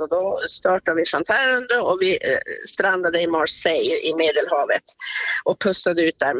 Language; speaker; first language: Swedish; native; Swedish